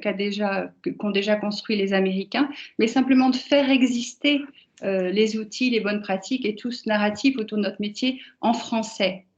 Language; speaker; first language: French; native; French